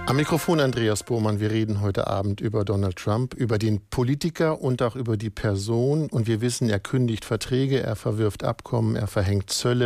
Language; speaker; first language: German; native; German